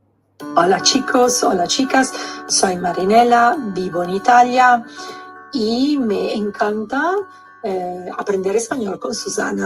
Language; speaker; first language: Spanish; non-native, learner; Italian